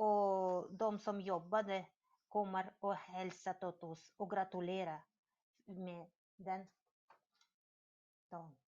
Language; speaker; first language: Swedish; non-native, learner; Russian